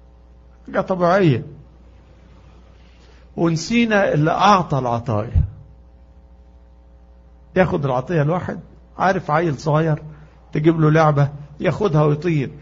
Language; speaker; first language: Arabic; native; Arabic